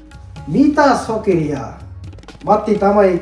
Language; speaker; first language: Finnish; non-native, fluent; Bangla